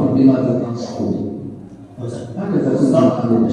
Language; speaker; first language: Arabic; native; Arabic